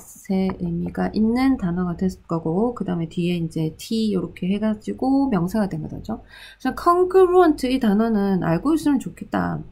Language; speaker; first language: Korean; native; Korean